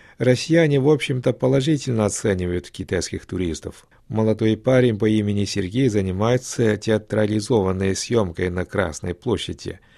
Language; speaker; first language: Russian; non-native, fluent; Chinese